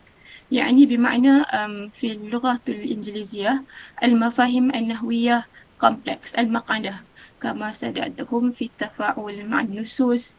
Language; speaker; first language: Arabic; non-native, learner; Malay